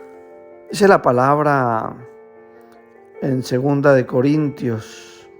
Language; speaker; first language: Spanish; native; Spanish